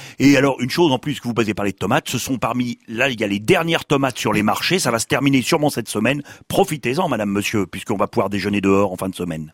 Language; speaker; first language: French; native; French